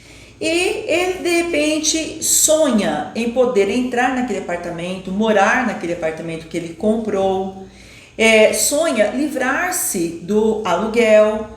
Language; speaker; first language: Portuguese; native; Portuguese